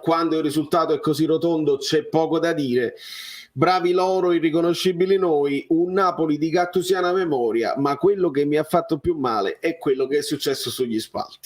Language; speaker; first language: Italian; native; Italian